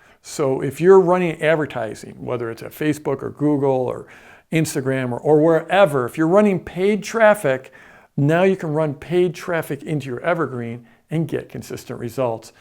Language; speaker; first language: English; native; English